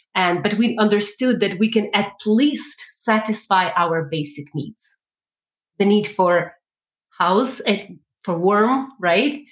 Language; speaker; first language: English; non-native, fluent; Ukrainian